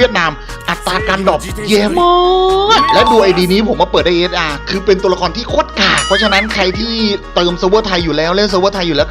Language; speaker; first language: Thai; native; Thai